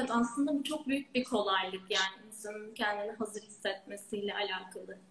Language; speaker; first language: Turkish; native; Turkish